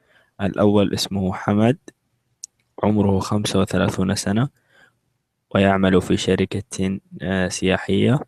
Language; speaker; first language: Arabic; non-native, learner; English